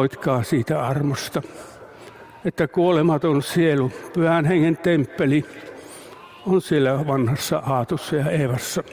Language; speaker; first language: Finnish; native; Finnish